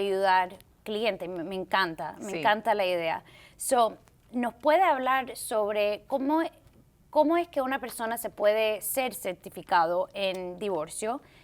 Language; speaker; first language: Spanish; early bilingual, heritage; Spanish